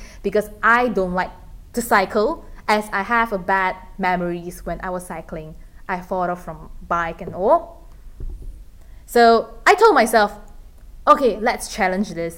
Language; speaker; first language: English; non-native, local second language; Chinese